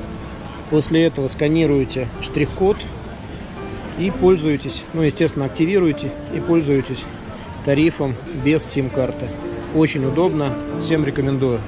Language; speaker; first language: Russian; native; Russian